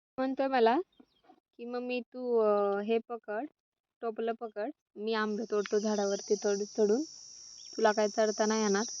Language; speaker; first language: Marathi; non-native, local second language; Lambadi